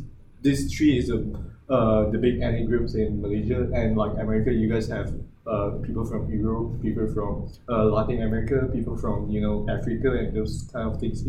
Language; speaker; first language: English; non-native, local second language; Chinese